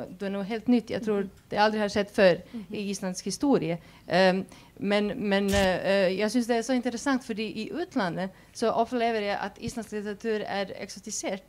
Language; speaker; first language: Swedish; non-native, fluent; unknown